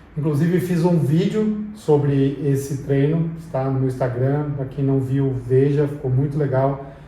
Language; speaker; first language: Portuguese; native; Portuguese